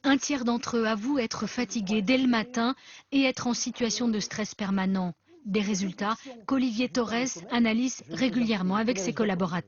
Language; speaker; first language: French; native; French